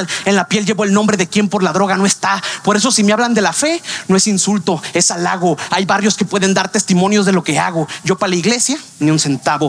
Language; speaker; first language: Spanish; native; Spanish